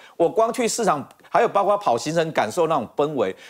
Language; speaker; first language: Chinese; native; Chinese